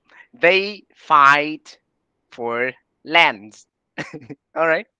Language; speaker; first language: English; non-native, learner; Vietnamese